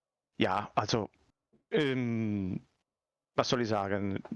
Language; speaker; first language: German; non-native, learner; Italian